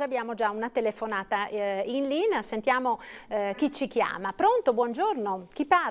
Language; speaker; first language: Italian; native; Italian